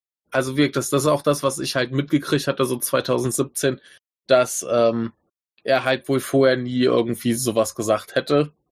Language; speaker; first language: German; native; German